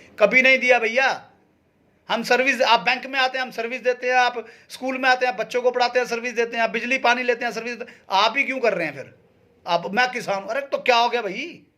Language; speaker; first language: Hindi; native; Hindi